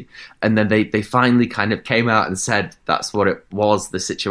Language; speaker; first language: English; native; English